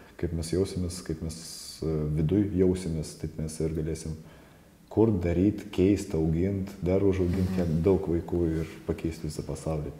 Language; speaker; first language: Lithuanian; native; Lithuanian